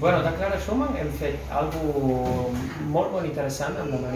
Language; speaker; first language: Catalan; non-native, fluent; Italian